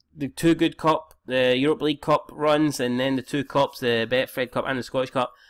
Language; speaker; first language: English; native; English